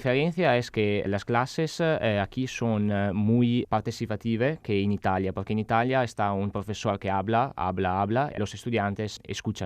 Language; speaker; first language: Spanish; non-native, learner; Italian